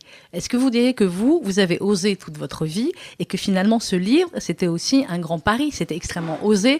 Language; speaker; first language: French; native; French